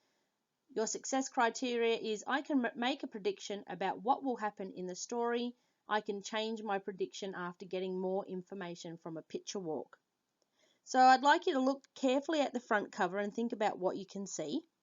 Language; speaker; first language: English; native; English